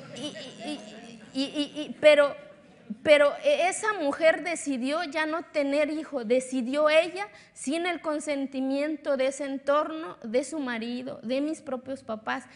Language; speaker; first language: Spanish; non-native, local second language; Zapotec